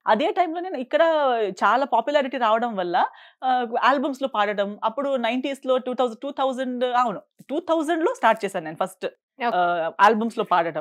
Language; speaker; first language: Telugu; non-native, fluent; Konkani